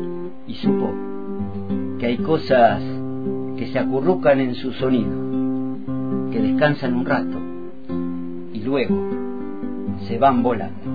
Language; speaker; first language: Spanish; native; Spanish